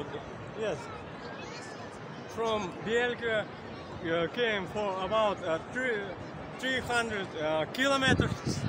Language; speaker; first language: English; non-native, learner; Russian